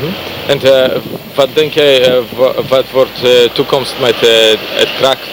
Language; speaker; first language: Dutch; non-native, learner; Polish